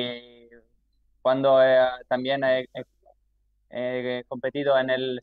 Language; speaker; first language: Spanish; non-native, fluent; Italian